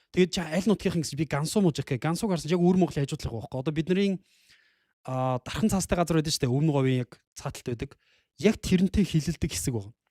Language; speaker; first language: Mongolian; native; Mongolian